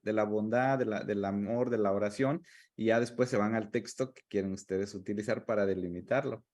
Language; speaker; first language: Spanish; native; Spanish